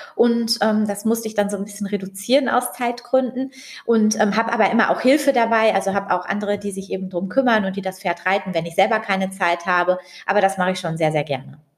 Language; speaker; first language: German; native; German